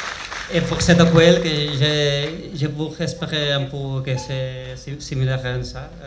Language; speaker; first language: French; non-native, learner; Spanish